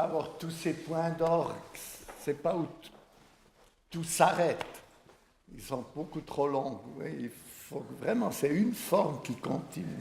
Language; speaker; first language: French; non-native, fluent; Swiss German